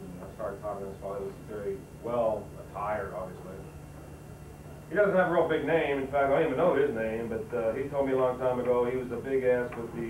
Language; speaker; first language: English; native; English